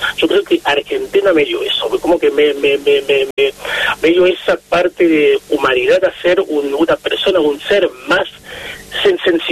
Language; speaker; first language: Spanish; non-native, fluent; Haitian Creole